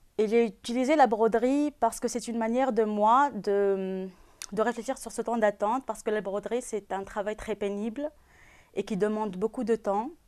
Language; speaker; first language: French; non-native, local second language; Arabic